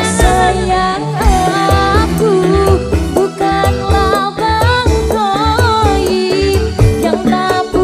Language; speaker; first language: Indonesian; native; Indonesian